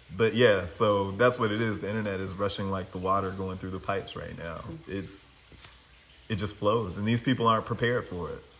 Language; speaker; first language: English; native; English